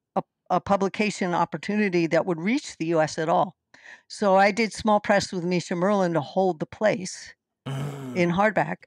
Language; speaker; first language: English; native; English